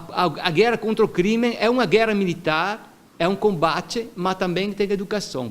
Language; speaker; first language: Portuguese; non-native, fluent; Italian